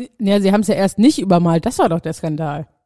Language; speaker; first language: German; native; German